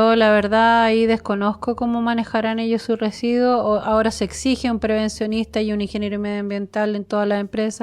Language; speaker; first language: Spanish; native; Spanish